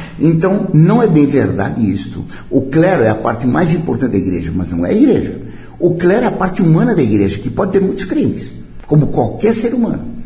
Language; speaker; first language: Portuguese; early bilingual, other home language; Italian